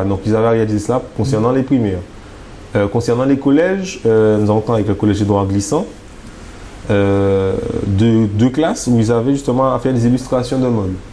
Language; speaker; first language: French; native; French